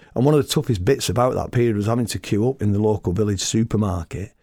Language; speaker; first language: English; native; English